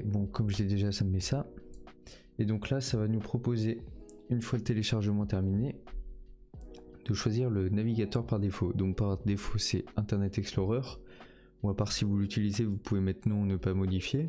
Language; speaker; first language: French; native; French